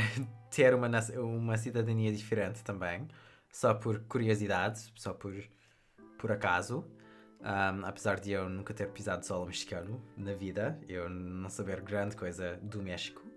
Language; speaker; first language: Portuguese; non-native, fluent; English